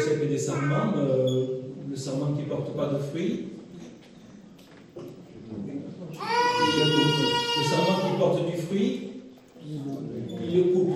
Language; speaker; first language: French; native; French